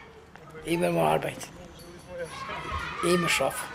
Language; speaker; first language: German; non-native, learner; Albanian